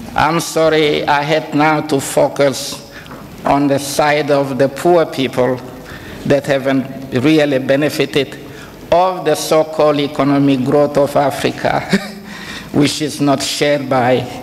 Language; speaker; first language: English; non-native, fluent; Kongo